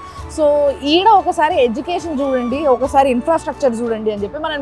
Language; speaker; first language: Telugu; native; Telugu